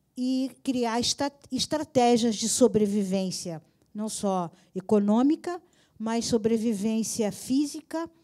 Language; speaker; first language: Portuguese; native; Portuguese